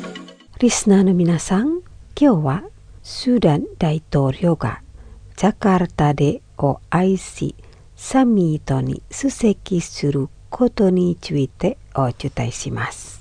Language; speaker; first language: Japanese; non-native, fluent; Indonesian